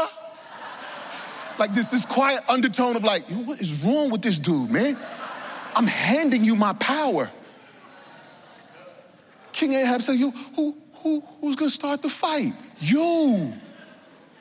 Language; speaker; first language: English; native; English